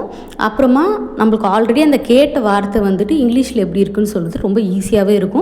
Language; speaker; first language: Tamil; native; Tamil